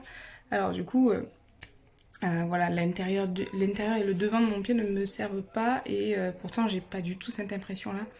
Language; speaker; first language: French; native; French